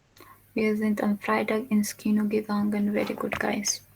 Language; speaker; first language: German; non-native, fluent; Urdu